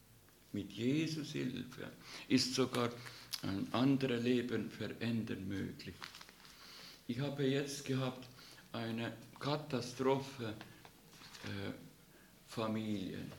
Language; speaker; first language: German; non-native, learner; Russian